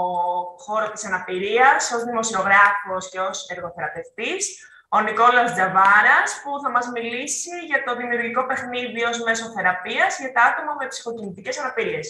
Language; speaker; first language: Greek; native; Greek